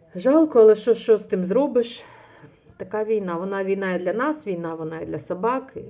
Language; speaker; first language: Ukrainian; non-native, local second language; Russian